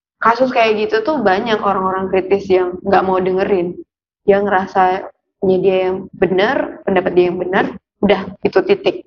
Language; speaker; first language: Indonesian; native; Indonesian